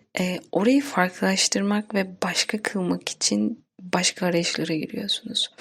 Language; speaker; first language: Turkish; non-native, local second language; Kurdish